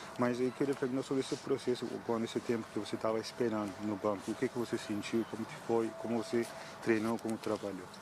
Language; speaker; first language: Portuguese; non-native, fluent; Turkish